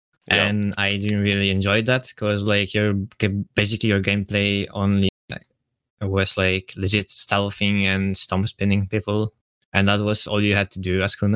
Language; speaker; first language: English; non-native, fluent; Polish